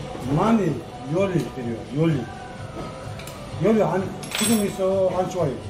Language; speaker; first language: Korean; non-native, learner; Turkish